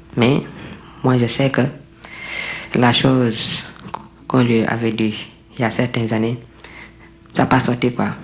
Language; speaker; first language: French; non-native, local second language; Wolof